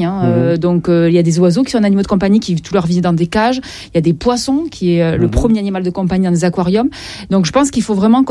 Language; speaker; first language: French; native; French